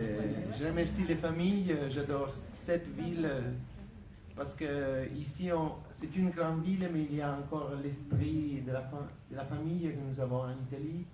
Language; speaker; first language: French; non-native, fluent; Italian